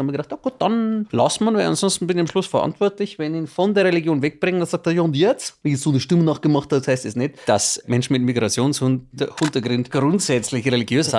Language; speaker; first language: German; native; German